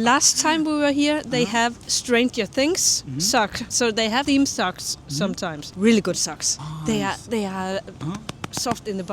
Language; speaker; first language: English; non-native, fluent; Danish